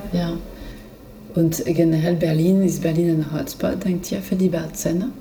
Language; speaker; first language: German; non-native, fluent; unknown